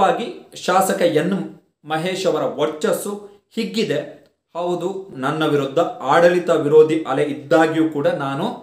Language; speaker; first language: Kannada; native; Kannada